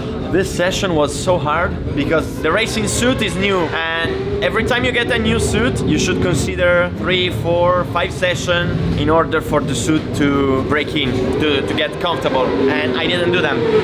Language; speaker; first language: English; non-native, fluent; Italian